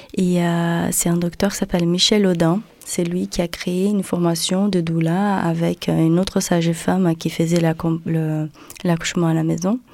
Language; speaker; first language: French; non-native, fluent; Portuguese